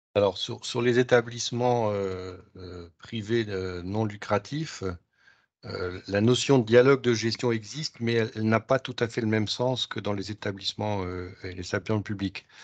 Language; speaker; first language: French; native; French